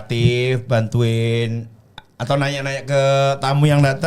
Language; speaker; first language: Indonesian; native; Indonesian